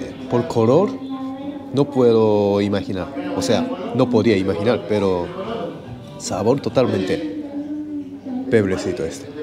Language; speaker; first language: Spanish; non-native, learner; Japanese